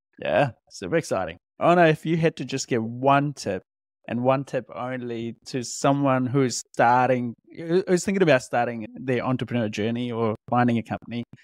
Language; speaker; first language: English; native; English